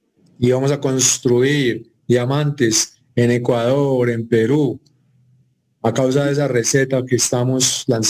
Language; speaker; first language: Spanish; native; Spanish